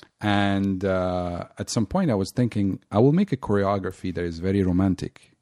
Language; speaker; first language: English; non-native, local second language; French